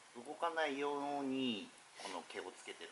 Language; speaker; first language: Japanese; native; Japanese